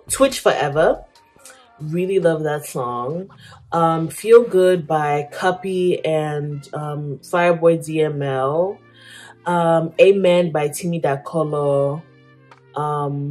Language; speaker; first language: English; native; English